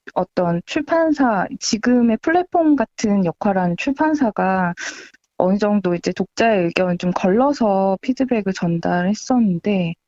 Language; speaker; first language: Korean; native; Korean